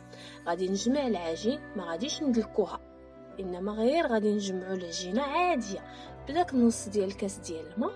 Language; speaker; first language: Arabic; native; Arabic